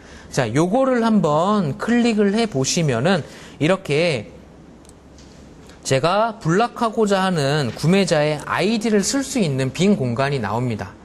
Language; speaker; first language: Korean; native; Korean